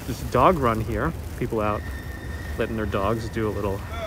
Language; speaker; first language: English; early bilingual, other home language; Russian